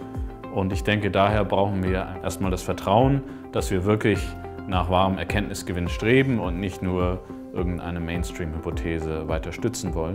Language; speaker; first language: German; native; German